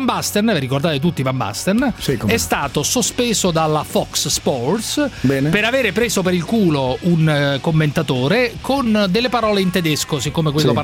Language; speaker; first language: Italian; native; Italian